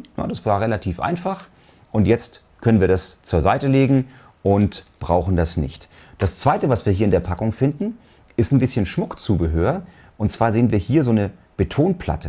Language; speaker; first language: German; native; German